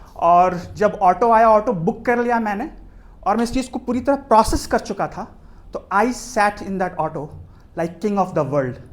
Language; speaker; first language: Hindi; native; Hindi